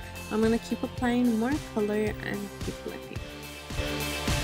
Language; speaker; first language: English; early bilingual, other home language; Spanish